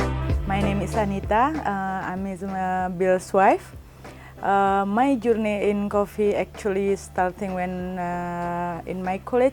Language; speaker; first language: English; non-native, learner; Indonesian